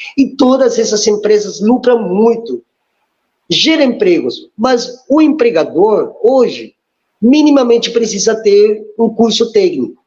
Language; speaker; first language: Portuguese; non-native, fluent; Spanish